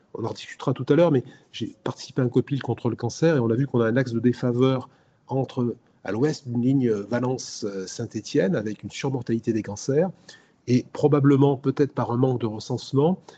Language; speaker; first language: French; native; French